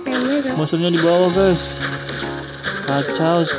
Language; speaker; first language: Indonesian; native; Indonesian